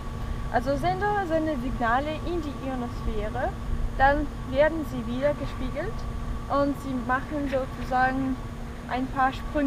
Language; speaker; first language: German; non-native, fluent; Russian